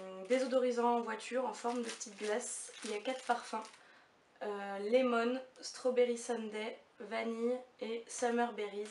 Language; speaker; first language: French; native; French